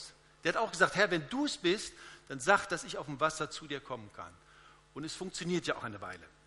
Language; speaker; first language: German; native; German